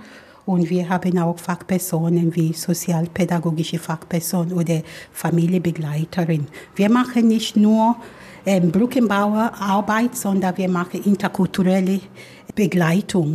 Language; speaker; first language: German; non-native, fluent; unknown